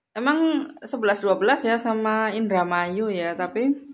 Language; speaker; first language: Indonesian; non-native, local second language; Javanese